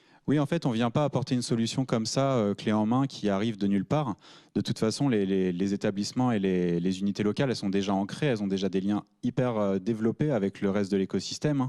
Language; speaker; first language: French; native; French